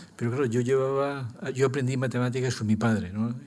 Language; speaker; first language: Spanish; native; Spanish